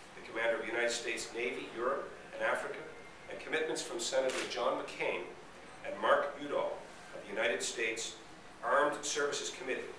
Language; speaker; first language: English; native; English